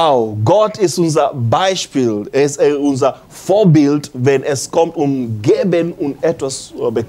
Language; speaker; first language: German; non-native, learner; English